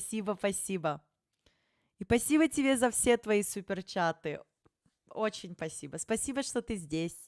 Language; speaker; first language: Russian; early bilingual, heritage; Russian